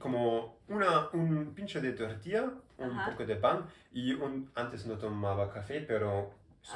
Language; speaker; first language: Spanish; non-native, learner; German